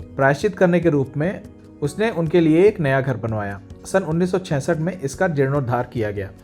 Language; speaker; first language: Hindi; native; Hindi